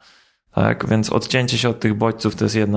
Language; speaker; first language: Polish; native; Polish